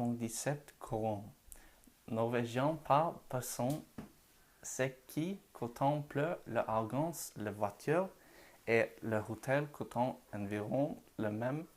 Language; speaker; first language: French; non-native, learner; Norwegian